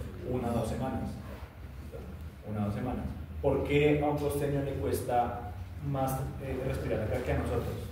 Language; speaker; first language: Spanish; native; Spanish